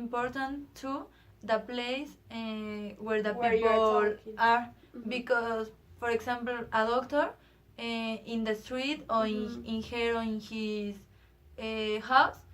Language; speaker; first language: English; non-native, learner; Spanish